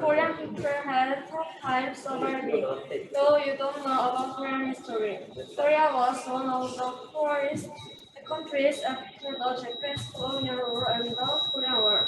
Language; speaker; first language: English; non-native, learner; Korean